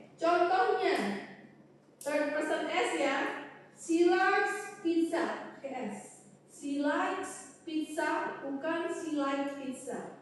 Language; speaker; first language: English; non-native, fluent; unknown